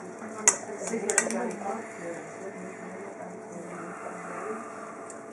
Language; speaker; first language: French; native; French